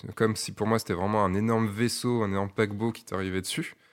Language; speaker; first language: French; native; French